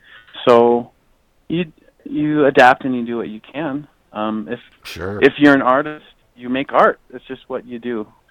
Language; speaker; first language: English; native; English